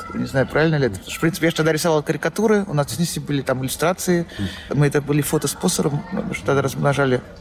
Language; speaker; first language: Russian; native; Russian